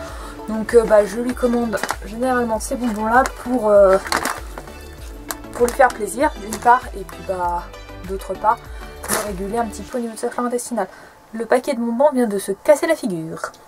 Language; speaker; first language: French; native; French